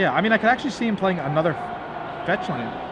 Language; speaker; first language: English; native; English